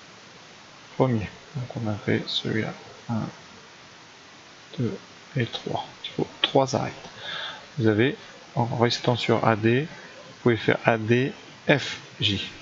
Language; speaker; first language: French; native; French